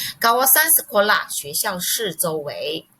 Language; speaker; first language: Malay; non-native, local second language; Chinese